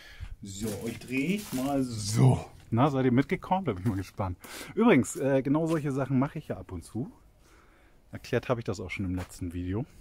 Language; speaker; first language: German; native; German